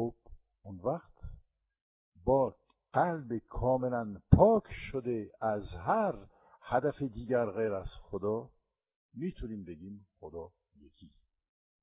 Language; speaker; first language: Persian; non-native, fluent; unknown